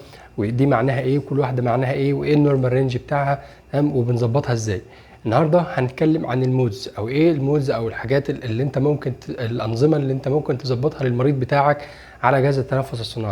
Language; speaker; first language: Arabic; native; Arabic